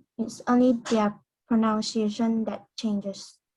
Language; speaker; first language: English; non-native, learner; Chinese